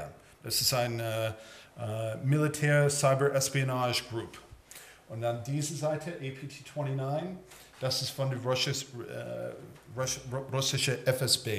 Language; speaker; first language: German; early bilingual, heritage; English